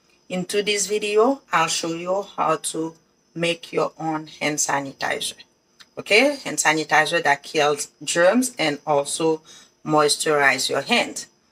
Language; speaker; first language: English; non-native, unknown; Haitian Creole